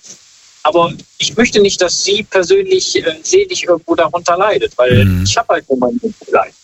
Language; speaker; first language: German; native; German